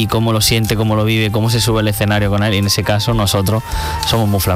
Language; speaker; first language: Spanish; native; Spanish